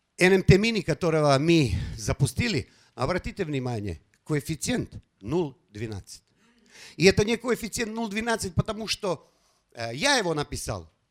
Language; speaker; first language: Russian; non-native, fluent; Slovenian